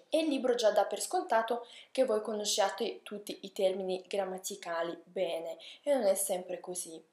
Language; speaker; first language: Italian; non-native, fluent; Russian